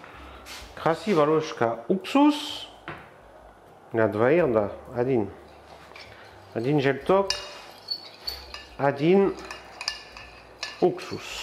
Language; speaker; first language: Russian; non-native, learner; French